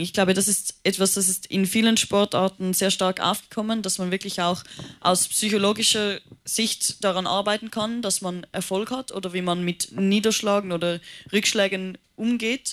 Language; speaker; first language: German; native; German